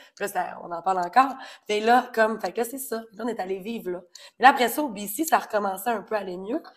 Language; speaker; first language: French; native; French